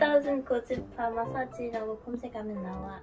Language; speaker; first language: Korean; non-native, learner; Dutch